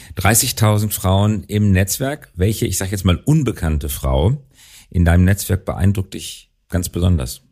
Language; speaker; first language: German; native; German